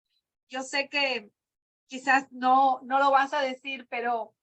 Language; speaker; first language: Spanish; native; Spanish